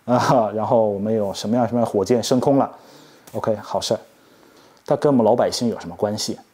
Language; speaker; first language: Chinese; native; Chinese